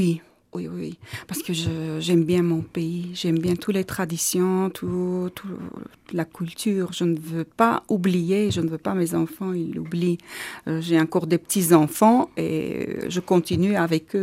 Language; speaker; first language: French; non-native, learner; Armenian